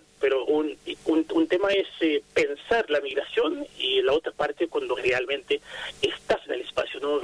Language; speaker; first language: Spanish; non-native, fluent; Haitian Creole